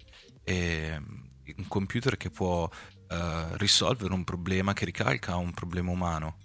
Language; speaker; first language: Italian; native; Italian